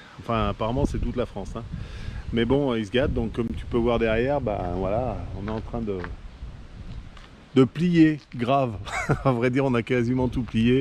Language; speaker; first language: French; native; French